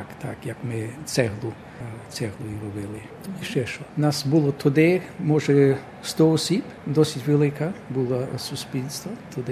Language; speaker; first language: Ukrainian; early bilingual, heritage; Ukrainian